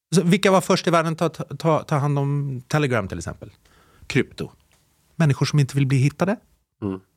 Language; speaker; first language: Swedish; native; Swedish